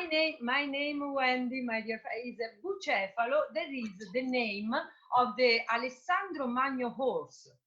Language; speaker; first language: English; non-native, fluent; Italian